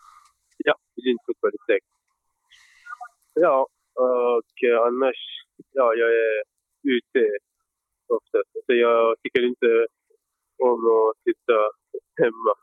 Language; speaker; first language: Swedish; non-native, fluent; Persian